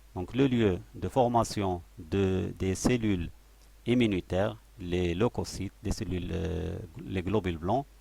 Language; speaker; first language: French; non-native, local second language; Arabic